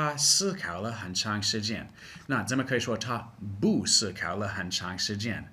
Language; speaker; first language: Chinese; non-native, fluent; English